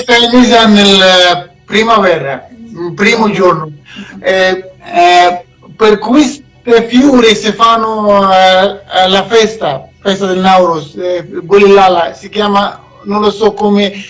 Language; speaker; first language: Italian; non-native, learner; Persian